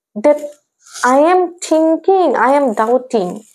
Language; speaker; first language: English; non-native, local second language; Assamese